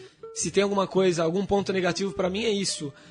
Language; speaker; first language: Portuguese; native; Portuguese